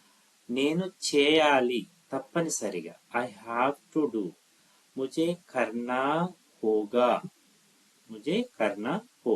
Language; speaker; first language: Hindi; non-native, local second language; Telugu